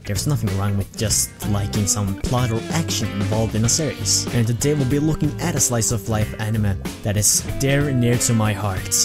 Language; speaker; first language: English; native; English